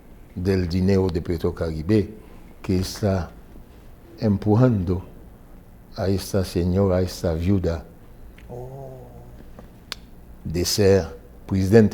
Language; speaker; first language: Spanish; non-native, fluent; Haitian Creole